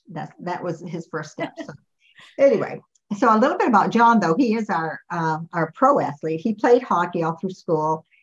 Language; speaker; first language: English; native; English